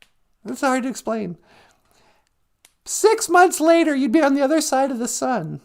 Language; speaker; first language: English; native; English